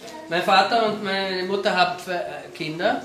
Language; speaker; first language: German; non-native, fluent; Slovenian